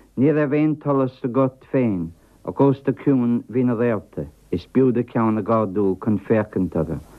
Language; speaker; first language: Irish; non-native, local second language; English